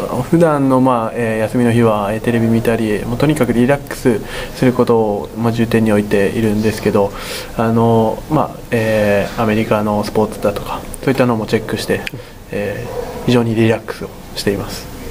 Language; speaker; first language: Japanese; native; Japanese